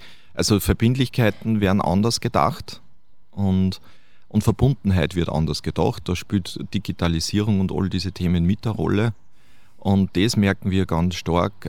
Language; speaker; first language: German; native; German